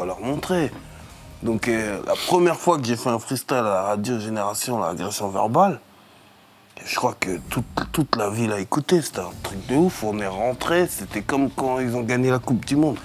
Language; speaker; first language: French; native; French